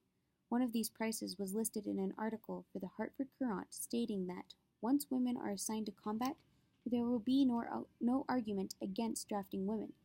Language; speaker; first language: English; native; English